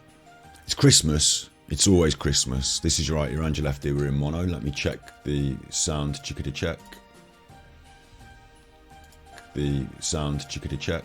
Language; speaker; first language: English; native; English